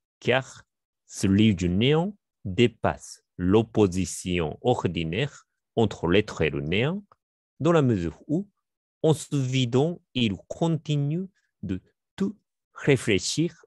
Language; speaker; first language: French; non-native, fluent; Japanese